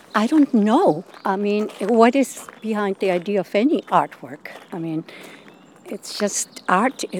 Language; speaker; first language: English; non-native, fluent; Spanish